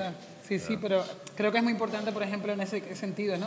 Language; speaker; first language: Spanish; native; Spanish